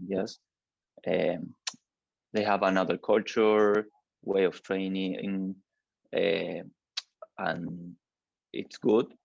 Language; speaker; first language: English; non-native, learner; Spanish